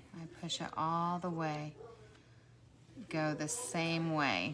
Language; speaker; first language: English; native; English